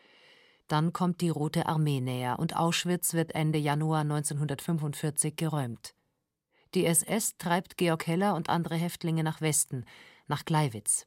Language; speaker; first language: German; native; German